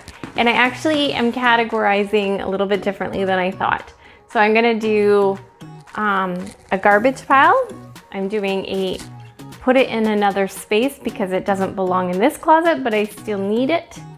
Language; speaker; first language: English; native; English